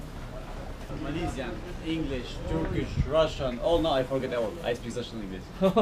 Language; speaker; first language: English; non-native, learner; Turkish